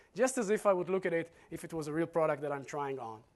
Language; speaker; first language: English; non-native, fluent; Hebrew